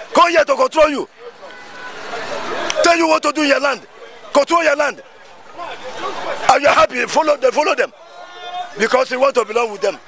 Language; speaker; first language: English; non-native, local second language; Igbo